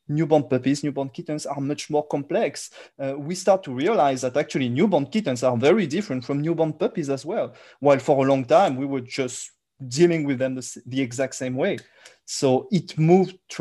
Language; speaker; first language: English; non-native, fluent; French